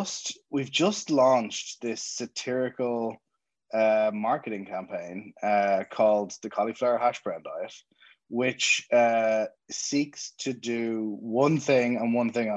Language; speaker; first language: English; native; English